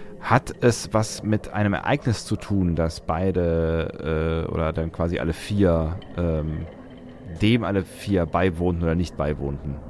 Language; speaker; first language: German; native; German